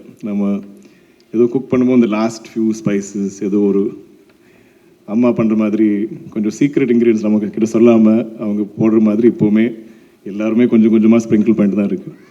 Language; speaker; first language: Tamil; non-native, local second language; Malayalam